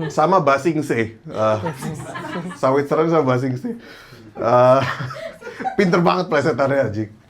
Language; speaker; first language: Indonesian; native; Indonesian